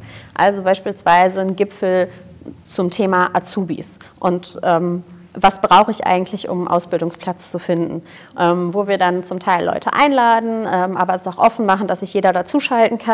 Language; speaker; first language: German; native; German